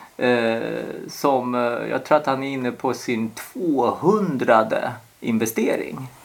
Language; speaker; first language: Swedish; early bilingual, other home language; Korean